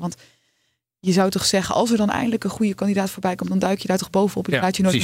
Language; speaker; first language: Dutch; native; Dutch